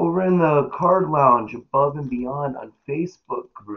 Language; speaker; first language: English; native; English